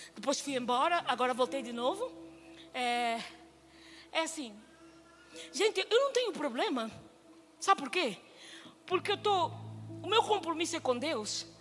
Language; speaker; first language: Portuguese; native; Portuguese